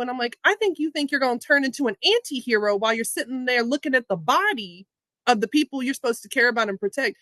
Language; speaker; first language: English; native; English